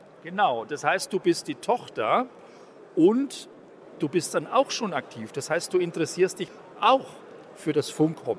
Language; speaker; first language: German; native; German